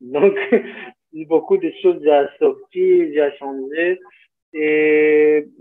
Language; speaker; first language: French; non-native, learner; Portuguese